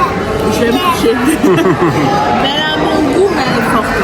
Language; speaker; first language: French; native; French